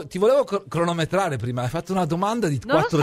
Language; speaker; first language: Italian; native; Italian